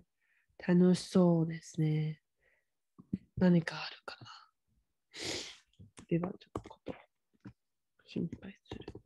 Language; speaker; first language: Japanese; non-native, fluent; English